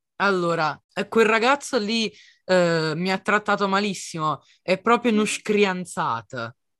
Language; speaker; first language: Italian; native; Italian